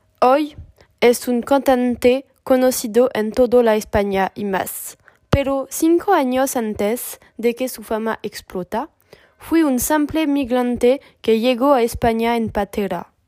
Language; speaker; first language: Spanish; non-native, learner; French